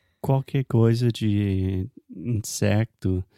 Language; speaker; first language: Portuguese; non-native, fluent; English